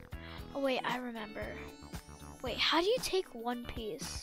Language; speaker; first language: English; native; English